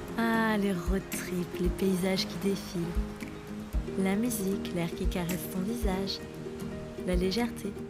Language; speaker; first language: French; native; French